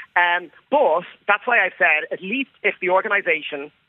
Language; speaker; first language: English; native; English